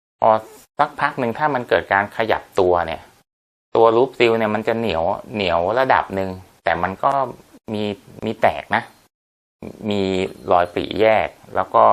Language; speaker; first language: Thai; native; Thai